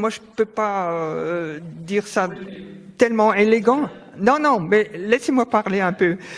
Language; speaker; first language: French; non-native, fluent; German